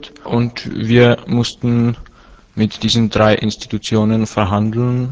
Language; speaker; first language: German; non-native, fluent; Czech